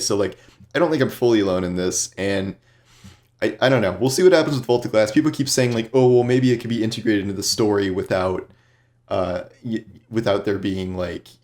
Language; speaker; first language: English; native; English